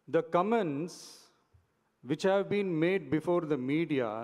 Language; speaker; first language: English; non-native, local second language; Tamil